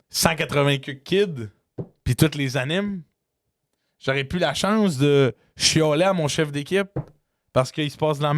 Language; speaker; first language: French; native; French